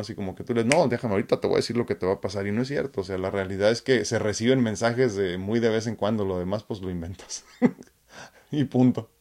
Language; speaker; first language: Spanish; native; Spanish